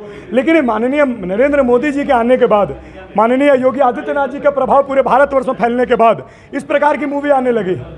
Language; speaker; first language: Hindi; native; Hindi